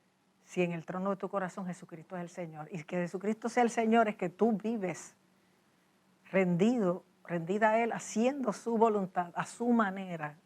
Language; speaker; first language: Spanish; native; Spanish